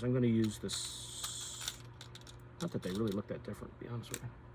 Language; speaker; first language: English; native; English